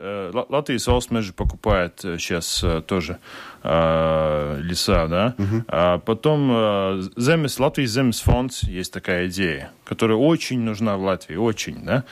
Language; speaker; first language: Russian; non-native, local second language; Latvian